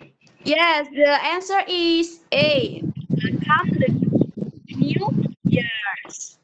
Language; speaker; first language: English; non-native, learner; Indonesian